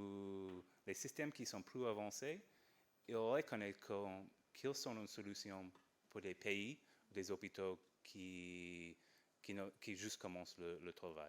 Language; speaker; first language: French; non-native, fluent; English